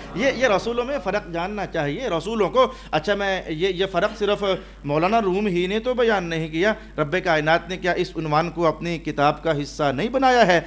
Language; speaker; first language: Urdu; non-native, local second language; Punjabi